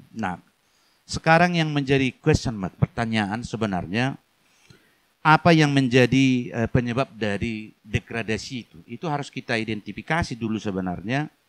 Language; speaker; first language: Indonesian; non-native, local second language; Batak Toba